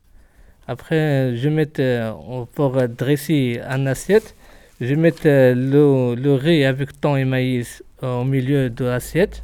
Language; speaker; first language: French; non-native, learner; Arabic